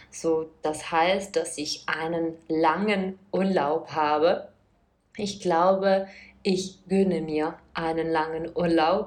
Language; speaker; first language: German; non-native, fluent; Czech